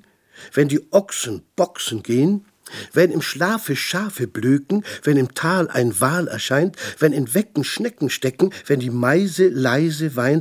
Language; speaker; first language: German; native; German